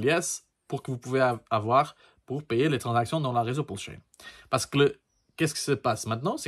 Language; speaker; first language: French; non-native, learner; Portuguese